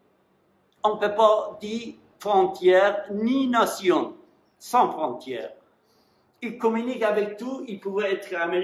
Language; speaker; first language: French; non-native, fluent; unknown